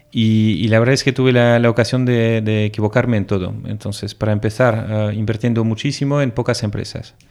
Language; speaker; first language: Spanish; non-native, fluent; French